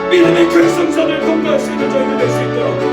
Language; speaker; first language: Korean; native; Korean